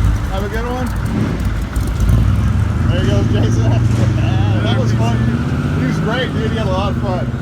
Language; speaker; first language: English; native; English